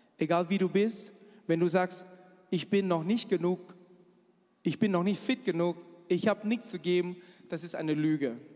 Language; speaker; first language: German; non-native, fluent; Chinese